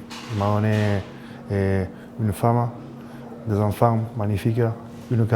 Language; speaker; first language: French; non-native, fluent; Spanish